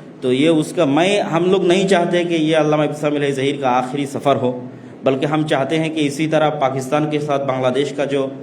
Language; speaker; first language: Urdu; non-native, fluent; Bangla